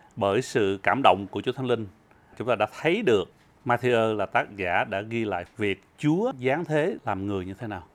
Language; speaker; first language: Vietnamese; early bilingual, heritage; Vietnamese